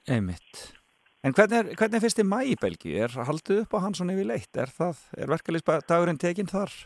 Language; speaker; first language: Icelandic; native; Icelandic